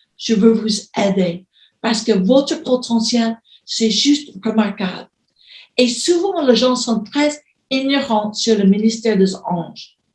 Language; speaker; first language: French; non-native, fluent; English